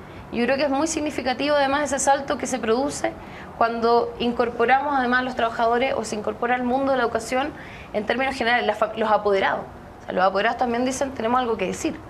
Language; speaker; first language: Spanish; native; Spanish